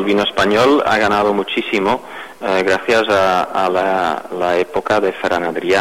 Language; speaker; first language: Spanish; non-native, fluent; Dutch